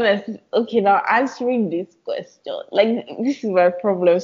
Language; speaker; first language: English; non-native, local second language; Yoruba